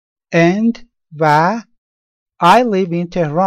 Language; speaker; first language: English; non-native, learner; Persian